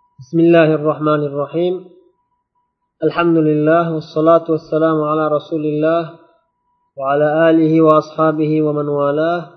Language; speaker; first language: Arabic; non-native, fluent; Uzbek